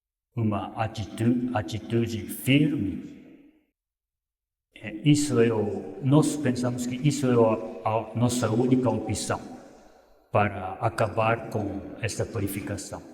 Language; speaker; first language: Portuguese; non-native, fluent; Japanese